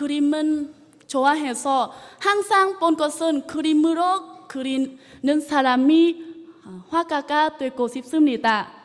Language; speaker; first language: Korean; non-native, learner; Vietnamese